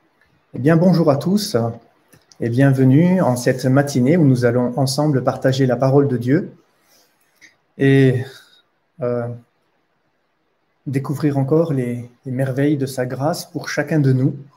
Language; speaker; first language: French; native; French